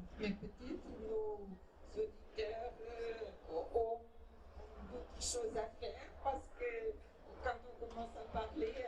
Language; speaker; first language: French; non-native, fluent; Portuguese